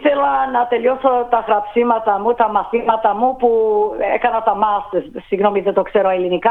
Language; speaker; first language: Greek; early bilingual, heritage; Greek